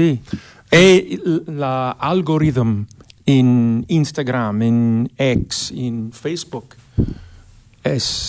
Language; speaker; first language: Spanish; non-native, fluent; English